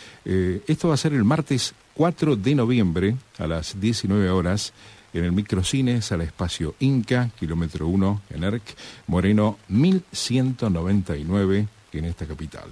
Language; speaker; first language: Spanish; native; Spanish